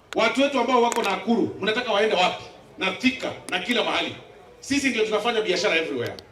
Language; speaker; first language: Swahili; non-native, local second language; Gusii